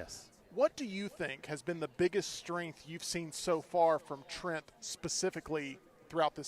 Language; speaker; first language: English; native; English